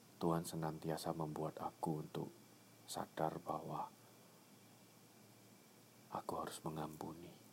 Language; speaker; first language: Indonesian; native; Indonesian